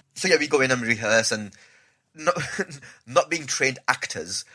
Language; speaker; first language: English; native; English